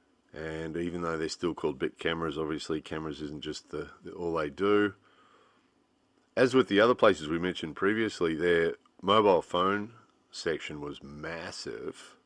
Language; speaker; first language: English; native; English